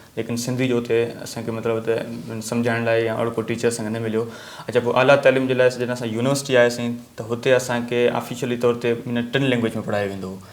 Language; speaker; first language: Sindhi; non-native, local second language; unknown